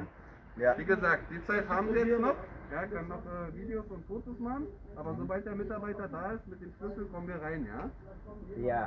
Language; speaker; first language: German; native; German